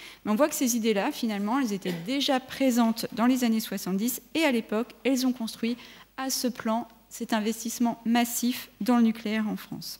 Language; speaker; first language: French; native; French